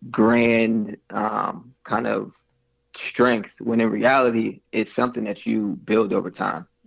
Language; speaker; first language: English; native; English